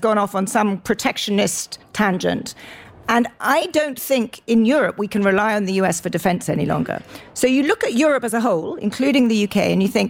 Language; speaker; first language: English; native; English